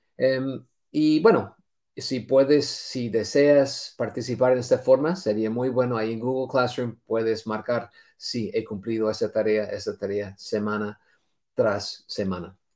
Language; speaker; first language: Spanish; non-native, fluent; English